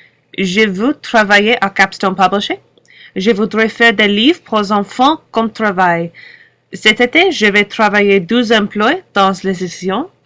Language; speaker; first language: French; non-native, learner; English